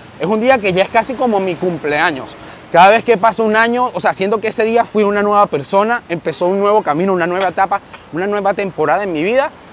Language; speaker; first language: Spanish; native; Spanish